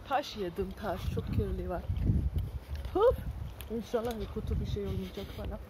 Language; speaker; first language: Turkish; non-native, learner; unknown